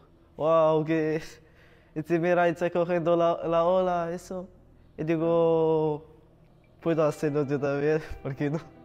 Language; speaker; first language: Spanish; non-native, learner; Arabic